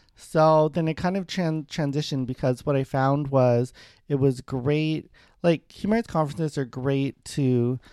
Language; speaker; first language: English; native; English